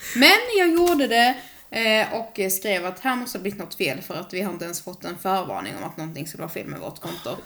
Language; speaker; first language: Swedish; native; Swedish